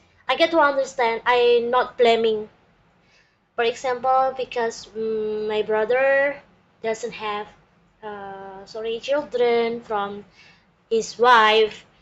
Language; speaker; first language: English; non-native, learner; Indonesian